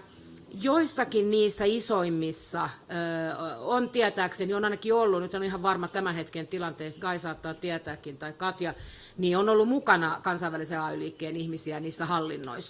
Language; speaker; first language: Finnish; native; Finnish